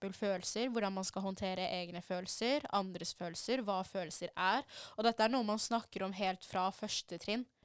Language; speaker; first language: Norwegian; early bilingual, other home language; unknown